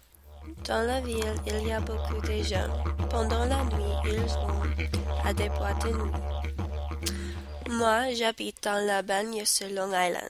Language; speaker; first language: French; non-native, learner; English